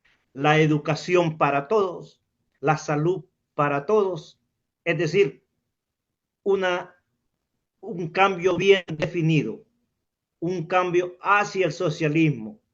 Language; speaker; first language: Spanish; native; Spanish